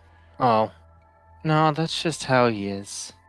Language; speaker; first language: English; native; English